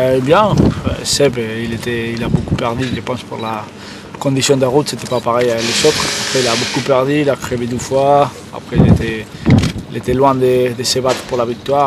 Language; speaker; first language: French; non-native, fluent; Spanish